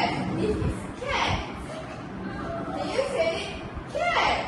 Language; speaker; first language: English; non-native, learner; Malay